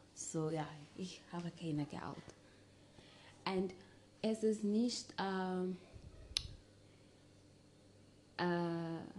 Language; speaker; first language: German; non-native, learner; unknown